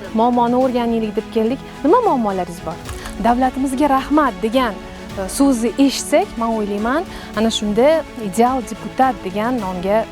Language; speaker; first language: Uzbek; native; Uzbek